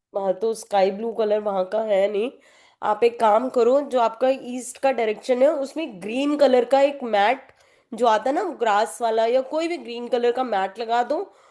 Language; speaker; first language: Hindi; native; Hindi